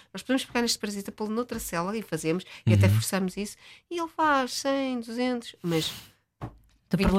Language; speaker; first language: Portuguese; native; Portuguese